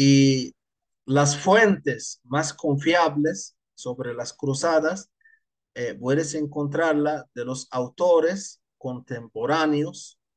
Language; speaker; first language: Spanish; non-native, fluent; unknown